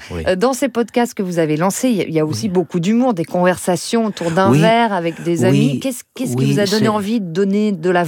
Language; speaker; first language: French; native; French